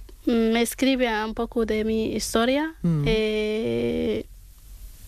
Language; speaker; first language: Spanish; non-native, learner; Arabic